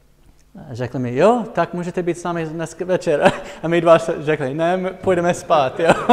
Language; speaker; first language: Czech; non-native, fluent; English